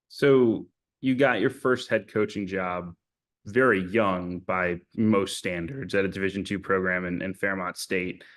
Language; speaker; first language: English; native; English